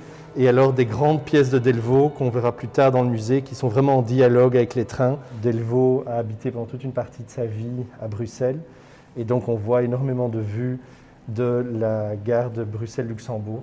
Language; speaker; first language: French; native; French